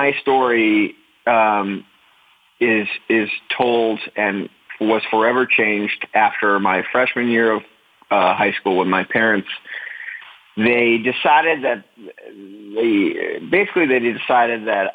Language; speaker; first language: English; native; English